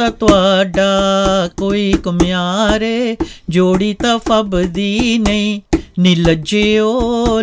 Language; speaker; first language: English; non-native, local second language; Punjabi